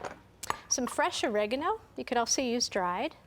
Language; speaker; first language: English; native; English